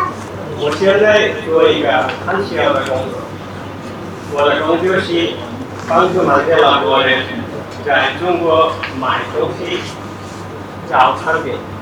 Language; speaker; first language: Chinese; non-native, learner; Bangla